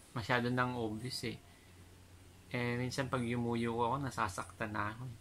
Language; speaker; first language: Filipino; non-native, local second language; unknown